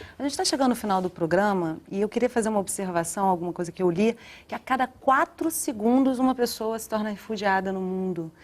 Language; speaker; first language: Portuguese; native; Portuguese